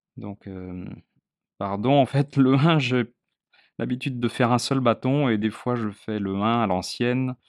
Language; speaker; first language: French; native; French